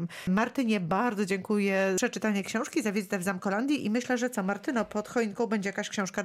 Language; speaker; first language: Polish; native; Polish